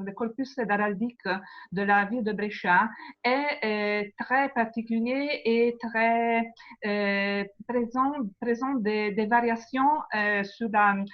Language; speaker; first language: French; non-native, fluent; Italian